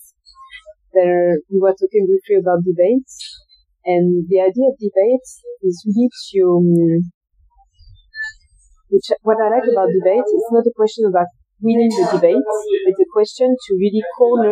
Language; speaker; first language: English; non-native, fluent; French